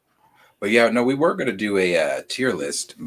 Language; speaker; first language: English; native; English